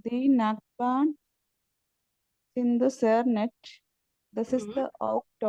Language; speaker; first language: German; non-native, learner; Malayalam